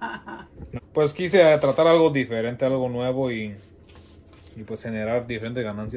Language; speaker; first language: Spanish; early bilingual, heritage; Spanish